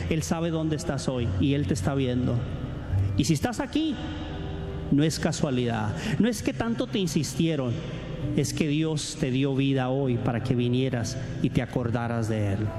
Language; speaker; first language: Spanish; native; Spanish